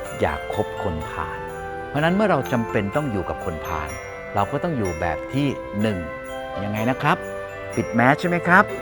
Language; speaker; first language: Thai; native; Thai